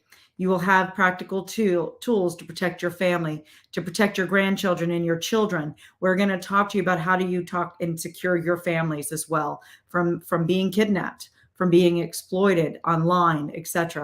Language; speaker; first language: English; native; English